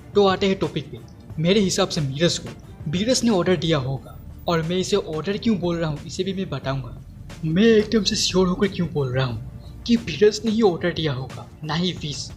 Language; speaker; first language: Hindi; non-native, local second language; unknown